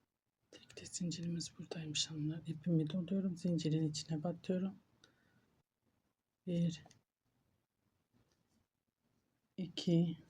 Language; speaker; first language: Turkish; native; Turkish